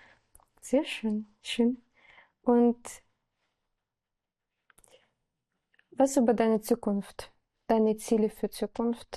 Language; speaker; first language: German; non-native, learner; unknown